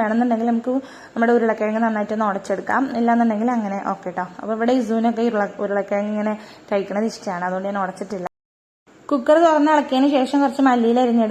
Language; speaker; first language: Malayalam; native; Malayalam